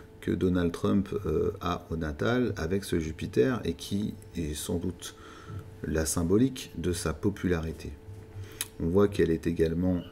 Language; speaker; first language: French; native; French